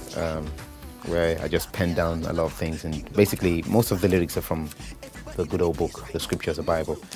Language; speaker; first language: English; non-native, local second language; Yoruba